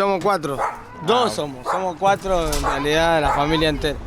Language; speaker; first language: Spanish; native; Spanish